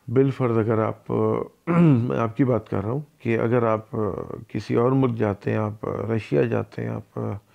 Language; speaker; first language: Urdu; native; Urdu